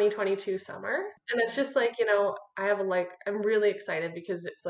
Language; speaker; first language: English; native; English